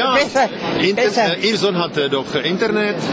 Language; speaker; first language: German; non-native, fluent; Czech